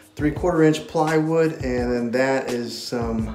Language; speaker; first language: English; native; English